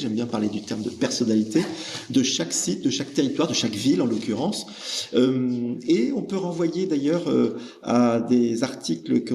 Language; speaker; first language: French; native; French